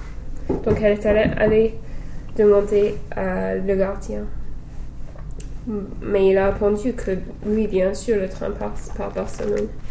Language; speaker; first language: French; non-native, fluent; English